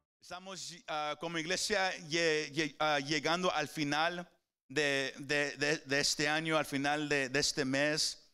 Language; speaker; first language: Spanish; early bilingual, heritage; Spanish